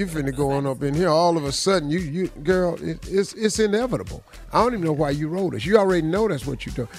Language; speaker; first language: English; native; English